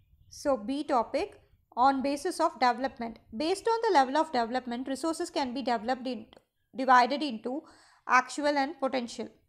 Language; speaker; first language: English; non-native, local second language; Tamil